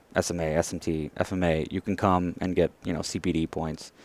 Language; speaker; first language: English; native; English